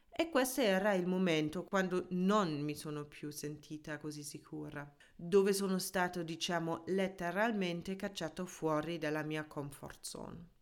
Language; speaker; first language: Italian; non-native, fluent; German